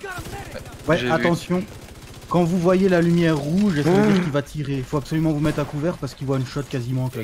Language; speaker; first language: French; native; French